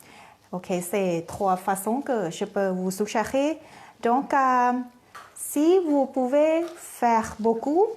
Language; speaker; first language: French; non-native, fluent; Thai